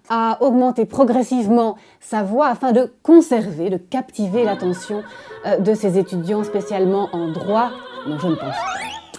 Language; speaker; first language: French; native; French